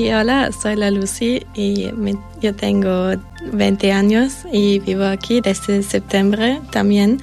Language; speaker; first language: Spanish; non-native, fluent; German